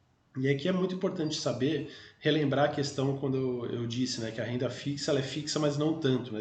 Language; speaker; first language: Portuguese; native; Portuguese